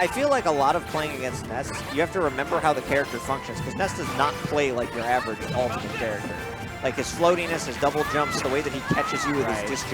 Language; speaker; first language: English; native; English